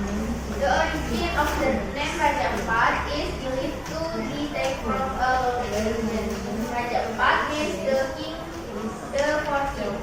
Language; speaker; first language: English; non-native, learner; Indonesian